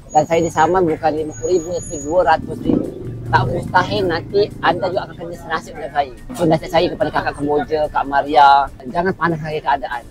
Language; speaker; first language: Malay; native; Malay